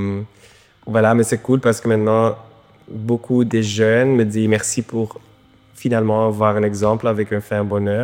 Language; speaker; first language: French; non-native, learner; Dutch